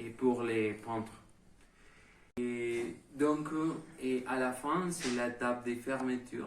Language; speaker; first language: French; non-native, learner; Spanish